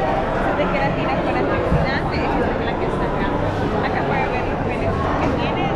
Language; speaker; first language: Spanish; native; Spanish